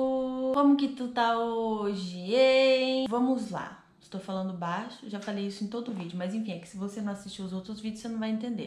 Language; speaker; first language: Portuguese; native; Portuguese